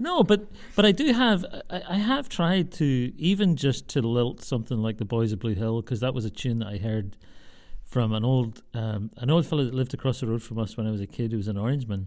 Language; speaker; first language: English; native; English